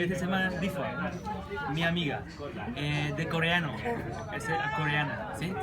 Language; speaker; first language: Spanish; non-native, learner; Indonesian